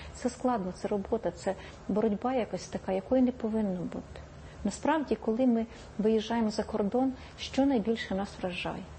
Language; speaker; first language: Ukrainian; native; Ukrainian